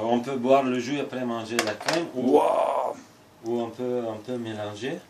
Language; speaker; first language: French; non-native, fluent; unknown